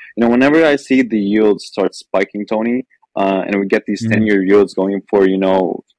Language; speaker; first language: English; non-native, fluent; Arabic